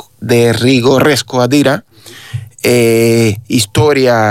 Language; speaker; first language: Basque; non-native, learner; Spanish